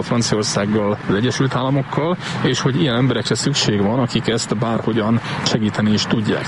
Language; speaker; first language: Hungarian; native; Hungarian